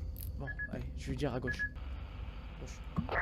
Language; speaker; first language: French; native; French